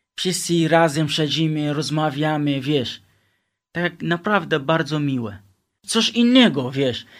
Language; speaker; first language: Polish; non-native, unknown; Kurdish